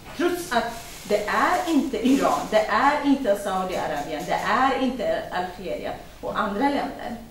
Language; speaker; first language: Swedish; non-native, fluent; Kurdish